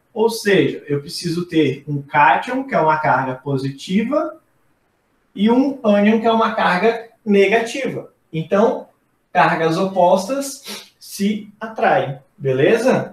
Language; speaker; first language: Portuguese; native; Portuguese